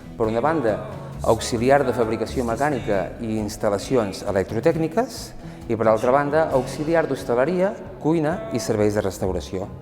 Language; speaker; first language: Catalan; native; Catalan